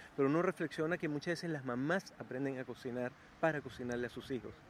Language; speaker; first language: Spanish; native; Spanish